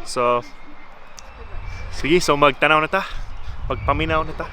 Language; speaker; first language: Cebuano; non-native, learner; English